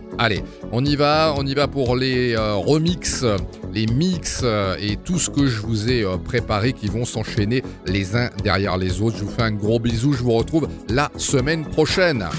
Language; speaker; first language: French; native; French